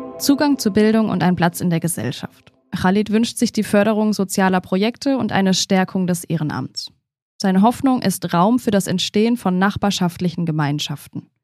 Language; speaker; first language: German; native; German